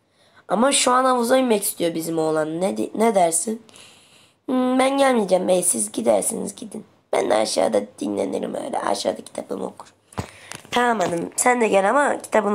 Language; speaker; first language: Turkish; native; Turkish